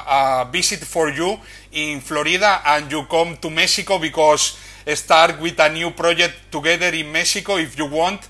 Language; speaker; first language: English; non-native, learner; Spanish